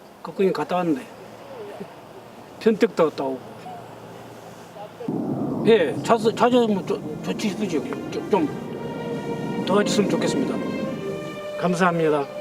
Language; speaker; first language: Korean; non-native, learner; Russian